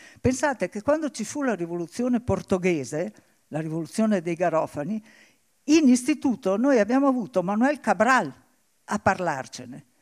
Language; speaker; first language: Italian; native; Italian